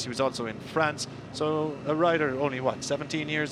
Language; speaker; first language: English; native; English